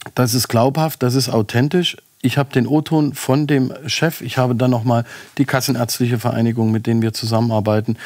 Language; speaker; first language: German; native; German